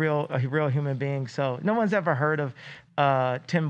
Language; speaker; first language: English; native; English